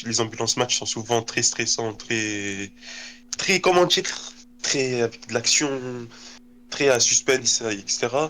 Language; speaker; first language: French; native; French